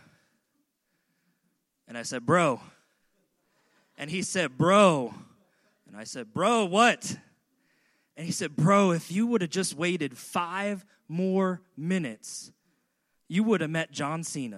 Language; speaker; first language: English; native; English